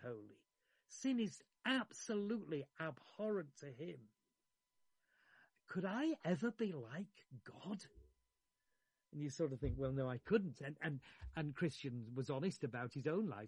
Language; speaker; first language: English; native; English